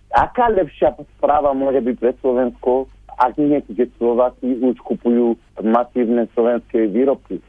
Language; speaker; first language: Slovak; non-native, fluent; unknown